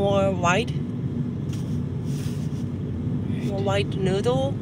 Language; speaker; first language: English; non-native, learner; Japanese